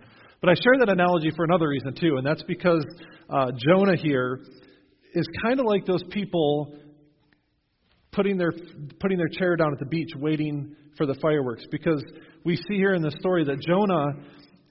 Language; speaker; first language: English; native; English